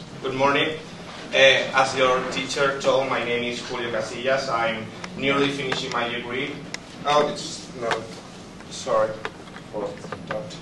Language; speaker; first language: English; non-native, fluent; Spanish